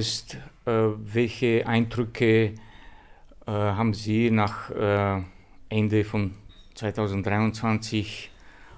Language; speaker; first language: German; non-native, fluent; Romanian